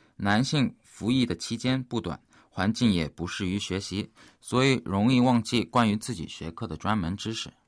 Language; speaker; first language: Chinese; early bilingual, other home language; Korean